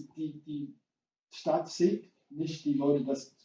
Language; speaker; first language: German; non-native, fluent; English